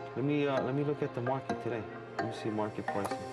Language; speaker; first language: English; native; English